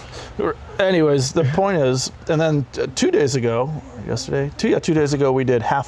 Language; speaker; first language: English; native; English